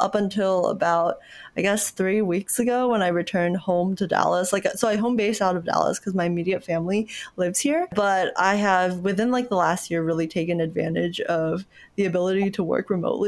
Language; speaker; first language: English; early bilingual, other home language; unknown